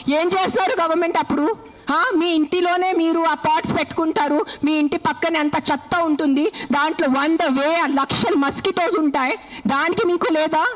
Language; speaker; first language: Telugu; non-native, fluent; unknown